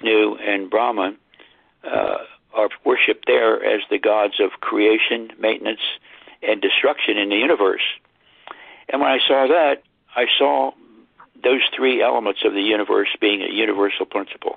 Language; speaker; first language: English; native; English